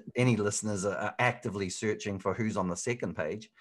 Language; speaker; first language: English; native; English